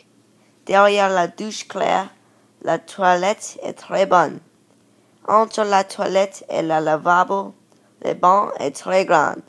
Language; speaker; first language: French; non-native, learner; English